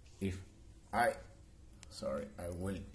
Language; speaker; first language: English; non-native, learner; Spanish